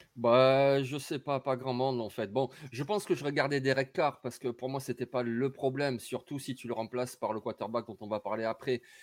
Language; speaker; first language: French; native; French